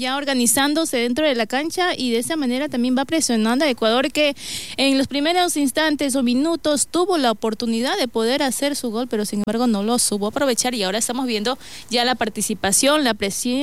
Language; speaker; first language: Spanish; native; Spanish